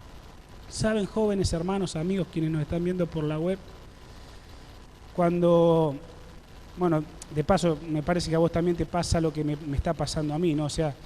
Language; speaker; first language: Spanish; native; Spanish